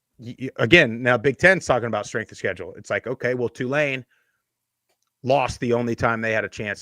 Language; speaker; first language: English; native; English